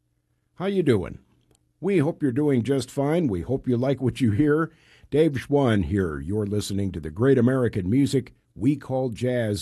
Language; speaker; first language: English; native; English